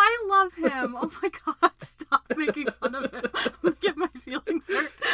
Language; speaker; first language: English; native; English